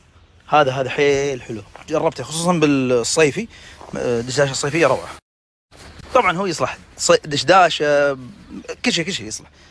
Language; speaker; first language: Arabic; native; Arabic